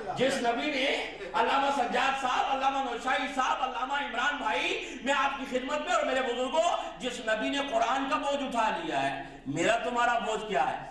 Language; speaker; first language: Urdu; non-native, local second language; Pashto